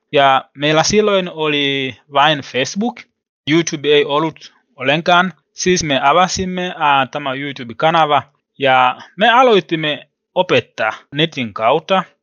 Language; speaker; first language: Finnish; non-native, learner; Swahili